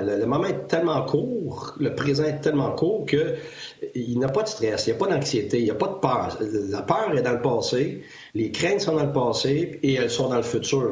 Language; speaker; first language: French; native; French